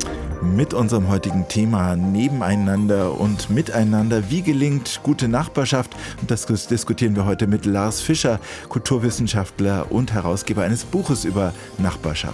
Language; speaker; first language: German; native; German